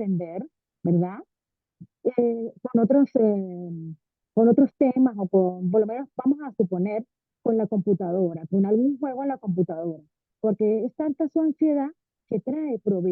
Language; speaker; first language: Spanish; native; Spanish